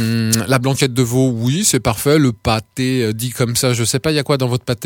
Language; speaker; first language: French; native; French